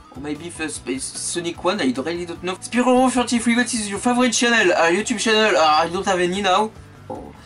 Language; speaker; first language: English; non-native, learner; French